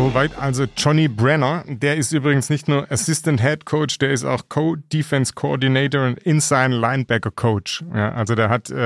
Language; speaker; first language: German; native; German